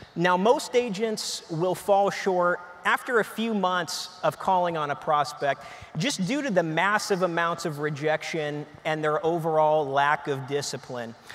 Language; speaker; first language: English; native; English